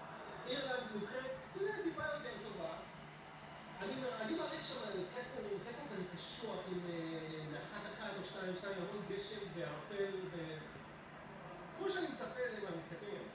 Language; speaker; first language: Hebrew; native; Hebrew